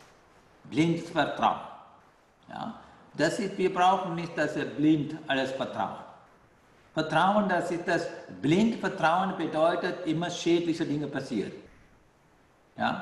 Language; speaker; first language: German; non-native, fluent; Sinhala